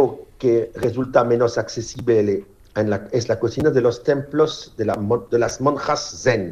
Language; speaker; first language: Spanish; non-native, fluent; French